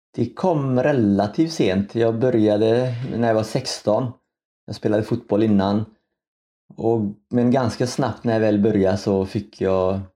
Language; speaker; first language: Swedish; early bilingual, other home language; Somali